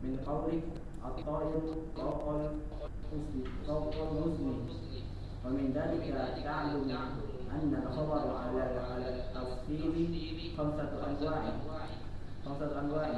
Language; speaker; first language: Arabic; non-native, learner; Indonesian